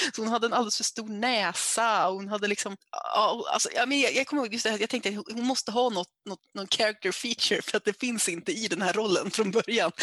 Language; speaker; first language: Swedish; native; Swedish